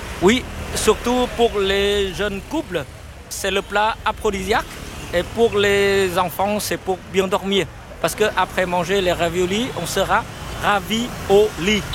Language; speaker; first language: French; non-native, fluent; Vietnamese